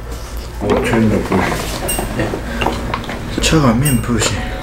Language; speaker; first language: Chinese; non-native, learner; Japanese